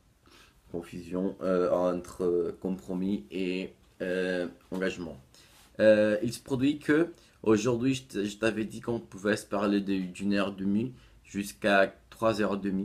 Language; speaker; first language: French; non-native, fluent; Portuguese